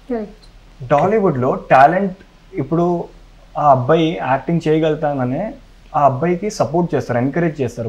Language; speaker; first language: Telugu; non-native, local second language; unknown